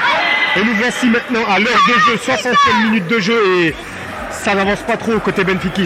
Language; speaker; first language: French; native; French